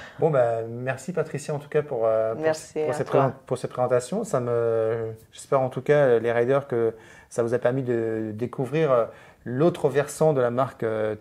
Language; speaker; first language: French; native; French